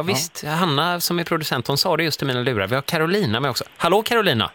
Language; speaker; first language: Swedish; native; Swedish